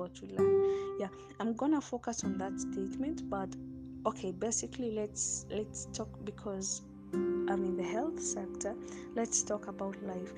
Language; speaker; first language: English; non-native, local second language; Gusii